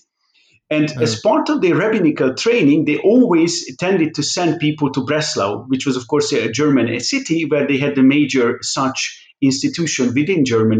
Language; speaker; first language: English; non-native, fluent; Hungarian